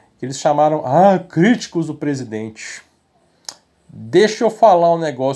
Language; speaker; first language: Portuguese; native; Portuguese